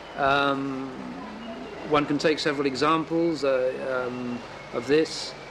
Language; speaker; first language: English; native; English